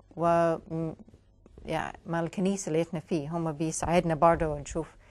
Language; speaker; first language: Arabic; non-native, learner; English